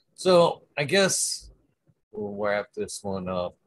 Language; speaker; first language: English; native; English